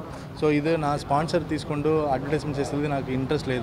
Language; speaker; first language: Telugu; non-native, learner; Tamil